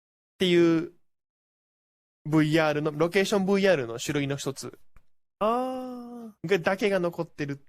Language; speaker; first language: Japanese; native; Japanese